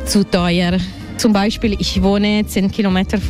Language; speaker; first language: German; non-native, fluent; Italian